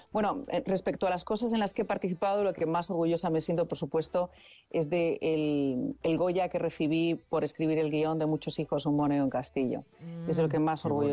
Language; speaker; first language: Spanish; native; Spanish